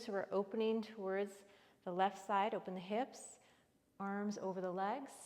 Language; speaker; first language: English; native; English